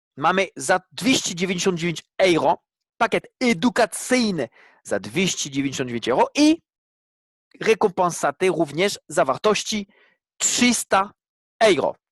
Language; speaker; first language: Polish; non-native, fluent; French